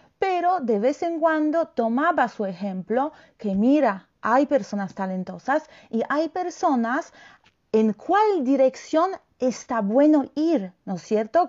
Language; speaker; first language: Spanish; non-native, fluent; Polish